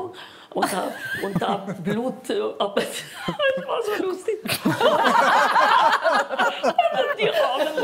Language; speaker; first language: German; non-native, fluent; Norwegian